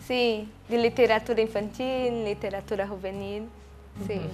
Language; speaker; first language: Spanish; non-native, learner; Portuguese